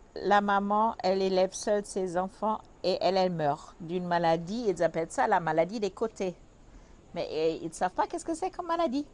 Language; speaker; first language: French; non-native, fluent; German